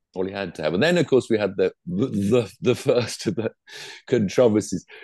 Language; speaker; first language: English; native; English